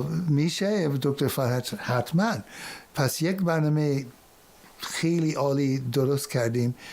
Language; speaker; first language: Persian; non-native, fluent; English